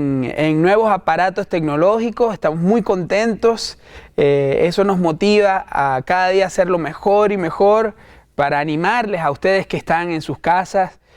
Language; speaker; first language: Spanish; native; Spanish